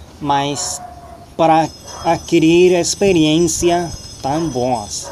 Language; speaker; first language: Portuguese; non-native, learner; Spanish